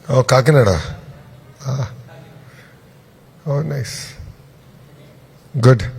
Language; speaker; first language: Telugu; native; Telugu